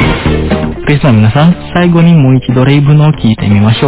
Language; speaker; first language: Japanese; non-native, fluent; Indonesian